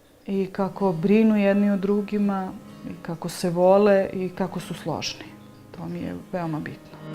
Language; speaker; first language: Serbian; native; Serbian